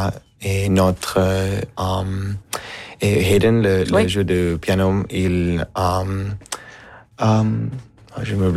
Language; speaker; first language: French; non-native, fluent; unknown